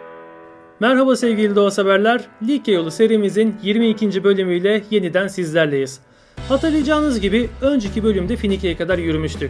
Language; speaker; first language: Turkish; native; Turkish